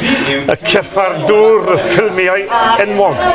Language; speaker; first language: Welsh; non-native, learner; English